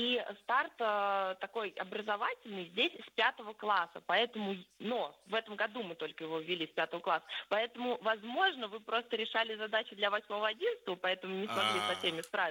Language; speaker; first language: Russian; native; Russian